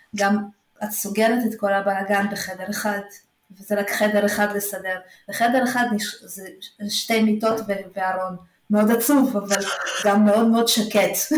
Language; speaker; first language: Hebrew; early bilingual, other home language; Russian